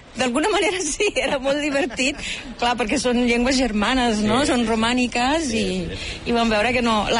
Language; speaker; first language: Catalan; non-native, fluent; German